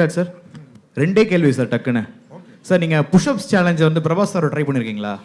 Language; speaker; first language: Tamil; native; Tamil